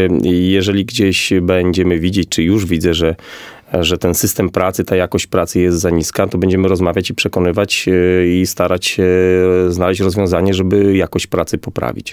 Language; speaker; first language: Polish; native; Polish